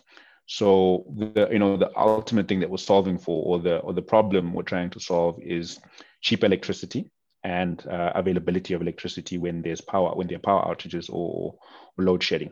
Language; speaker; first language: English; non-native, local second language; North Ndebele